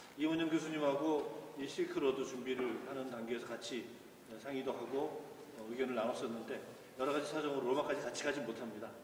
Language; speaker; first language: Korean; native; Korean